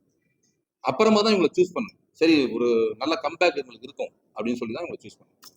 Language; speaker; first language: Tamil; native; Tamil